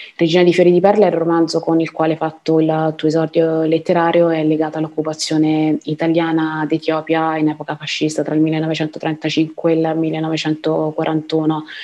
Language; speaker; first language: Italian; native; Italian